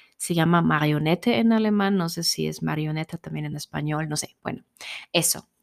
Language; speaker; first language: Spanish; non-native, fluent; German